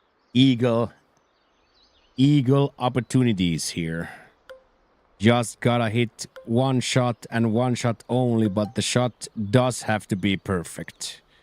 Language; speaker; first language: English; non-native, fluent; Finnish